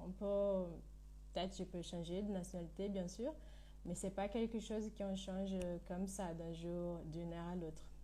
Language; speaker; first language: French; non-native, fluent; Portuguese